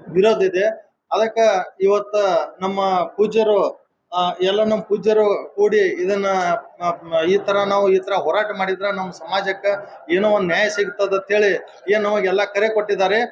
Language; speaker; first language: Kannada; non-native, local second language; Lambadi